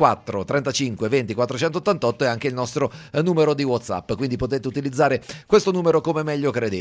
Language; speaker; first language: Italian; native; Italian